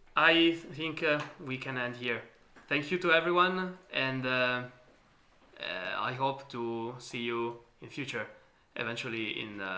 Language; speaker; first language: English; non-native, learner; Italian